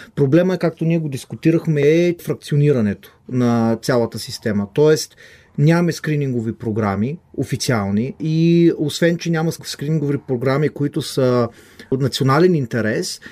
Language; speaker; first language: Bulgarian; non-native, fluent; Hebrew